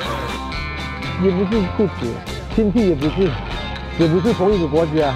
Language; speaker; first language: Chinese; non-native, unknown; Thai